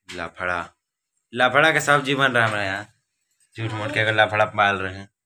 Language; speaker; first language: Hindi; native; Hindi